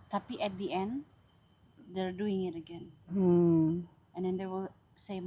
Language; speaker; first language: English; non-native, fluent; Indonesian